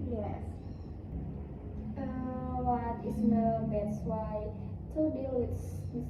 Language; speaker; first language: English; non-native, learner; Indonesian